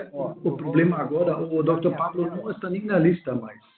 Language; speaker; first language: Portuguese; non-native, fluent; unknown